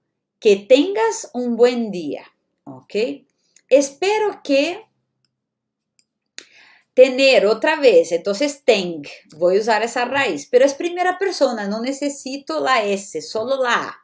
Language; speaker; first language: Spanish; non-native, fluent; Portuguese